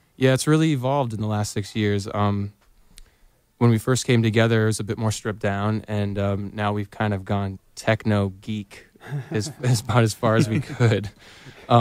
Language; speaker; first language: English; native; English